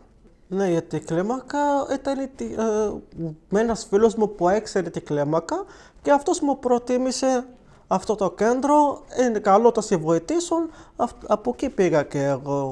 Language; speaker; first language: Greek; non-native, learner; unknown